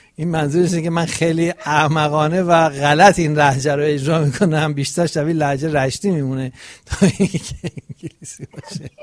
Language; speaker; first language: Persian; native; Persian